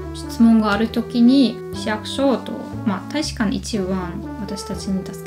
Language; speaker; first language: Japanese; non-native, learner; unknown